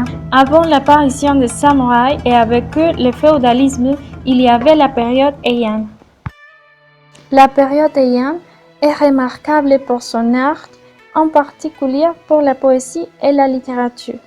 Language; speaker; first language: French; non-native, learner; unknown